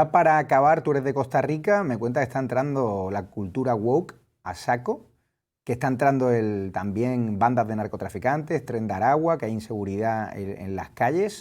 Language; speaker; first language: Spanish; native; Spanish